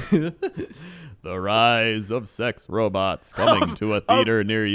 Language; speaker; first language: English; native; English